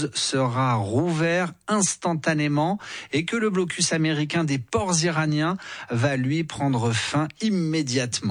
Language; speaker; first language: French; native; French